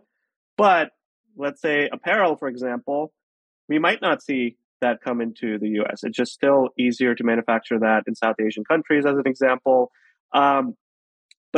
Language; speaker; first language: English; non-native, local second language; Hindi